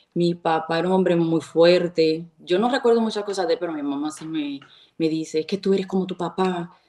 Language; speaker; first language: Spanish; native; Spanish